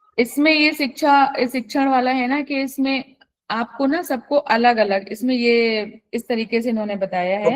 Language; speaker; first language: Hindi; native; Hindi